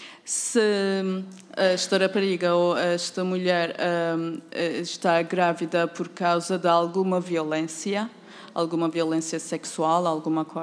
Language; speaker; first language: Portuguese; non-native, fluent; Turkish